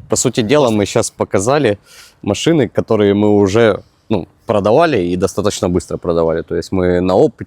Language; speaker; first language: Russian; native; Russian